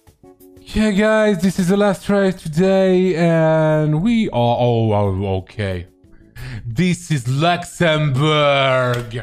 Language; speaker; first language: English; non-native, fluent; French